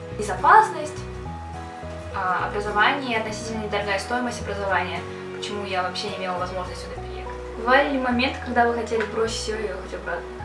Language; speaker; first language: Russian; native; Russian